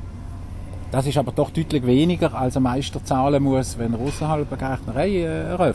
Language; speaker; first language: German; native; German